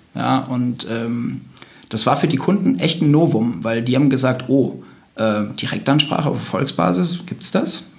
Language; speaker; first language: German; native; German